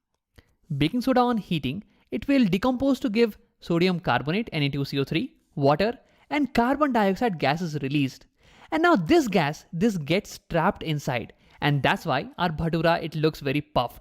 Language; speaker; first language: English; non-native, local second language; Hindi